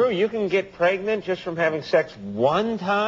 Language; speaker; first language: English; native; English